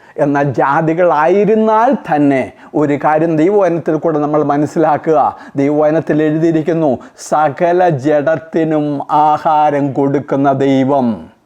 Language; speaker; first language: Malayalam; native; Malayalam